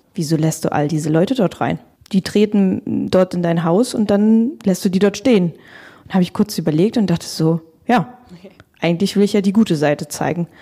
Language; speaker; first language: German; early bilingual, other home language; Russian